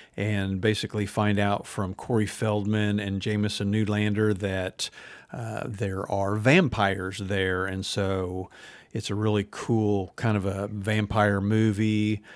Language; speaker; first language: English; native; English